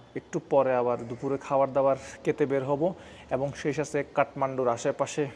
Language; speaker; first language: Bangla; native; Bangla